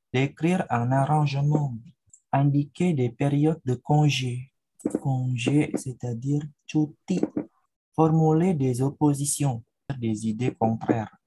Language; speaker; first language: French; non-native, fluent; Indonesian